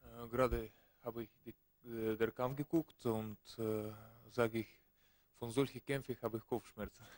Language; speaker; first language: German; non-native, learner; Russian